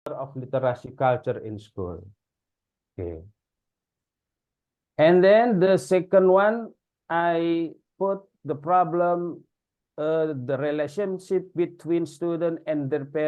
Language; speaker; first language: English; non-native, learner; Indonesian